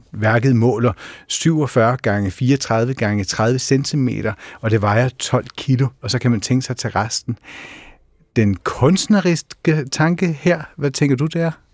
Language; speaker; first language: Danish; native; Danish